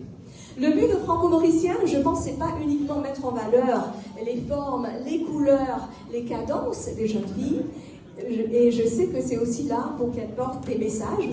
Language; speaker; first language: French; non-native, local second language; Morisyen